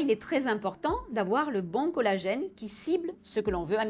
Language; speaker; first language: French; native; French